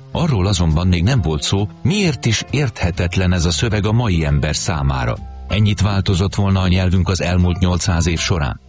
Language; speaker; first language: Hungarian; native; Hungarian